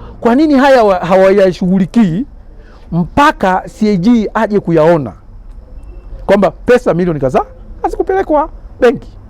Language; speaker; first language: Swahili; native; Swahili